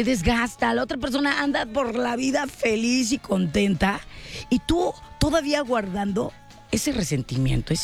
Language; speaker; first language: Spanish; native; Spanish